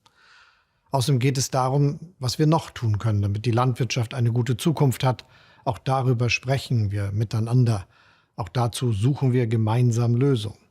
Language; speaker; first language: German; native; German